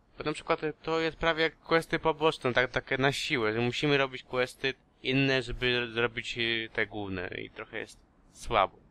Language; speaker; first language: Polish; early bilingual, heritage; Polish